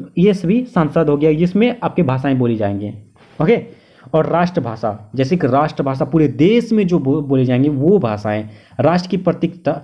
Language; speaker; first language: Hindi; native; Hindi